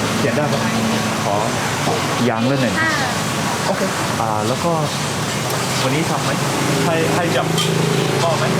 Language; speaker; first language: Thai; non-native, fluent; English